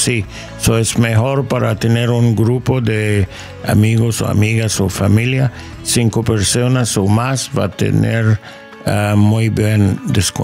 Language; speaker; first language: Spanish; non-native, learner; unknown